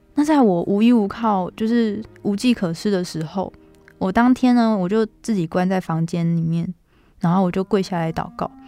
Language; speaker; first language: Chinese; native; Chinese